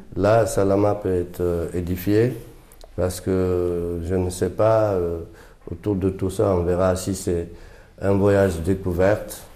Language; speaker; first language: French; non-native, local second language; Fula